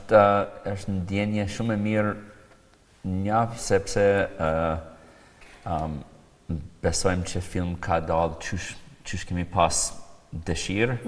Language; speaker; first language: Albanian; non-native, fluent; English